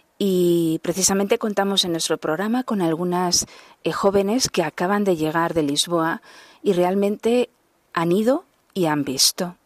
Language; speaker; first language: Spanish; native; Spanish